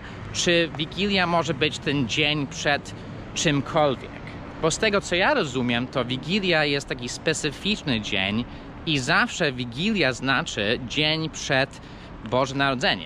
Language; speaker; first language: Polish; early bilingual, heritage; Polish